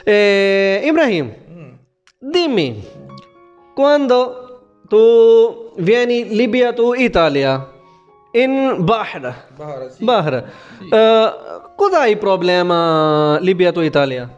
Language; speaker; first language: Italian; non-native, learner; Urdu